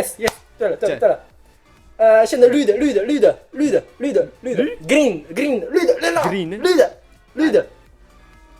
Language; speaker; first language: Chinese; early bilingual, heritage; Chinese